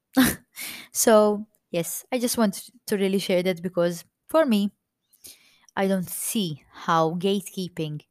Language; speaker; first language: English; non-native, fluent; Maltese